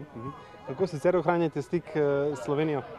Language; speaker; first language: Slovenian; native; Slovenian